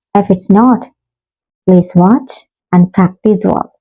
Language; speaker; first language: English; non-native, local second language; Malayalam